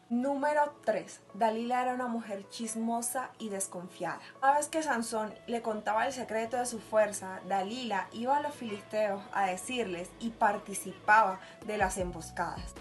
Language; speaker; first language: Spanish; native; Spanish